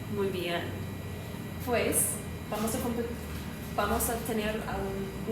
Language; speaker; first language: Spanish; non-native, learner; English